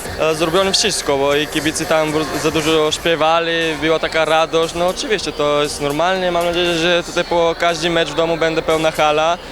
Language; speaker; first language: Polish; non-native, learner; Bulgarian